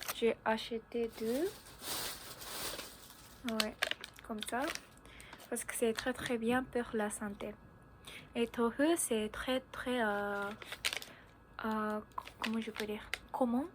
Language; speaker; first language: French; non-native, learner; Japanese